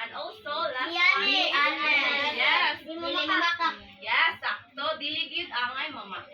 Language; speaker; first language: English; non-native, local second language; Cebuano